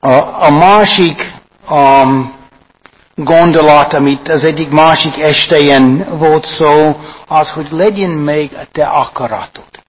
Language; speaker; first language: Hungarian; non-native, fluent; English